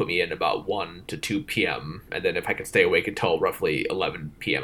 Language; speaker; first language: English; native; English